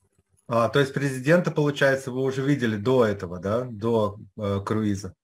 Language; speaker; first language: Russian; native; Russian